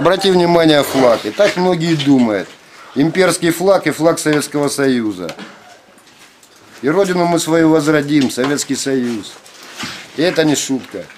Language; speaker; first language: Russian; native; Russian